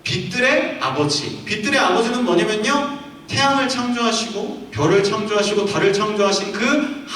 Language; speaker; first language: Korean; native; Korean